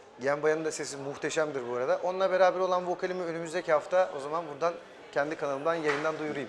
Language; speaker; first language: Turkish; early bilingual, heritage; German